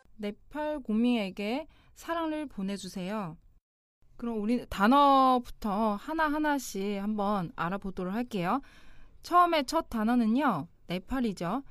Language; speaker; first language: Korean; non-native, local second language; Chinese